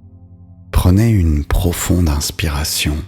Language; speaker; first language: French; native; French